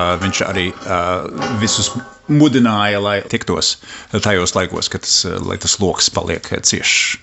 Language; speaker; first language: Latvian; early bilingual, heritage; Latvian